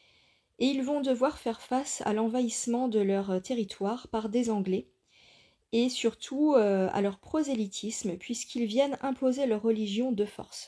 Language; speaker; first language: French; native; French